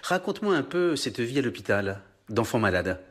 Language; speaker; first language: French; native; French